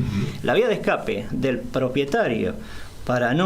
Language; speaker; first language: Spanish; native; Spanish